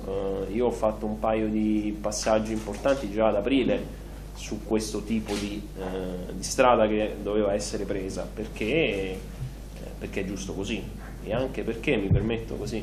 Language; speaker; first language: Italian; native; Italian